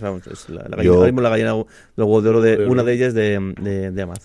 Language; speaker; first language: Spanish; native; Spanish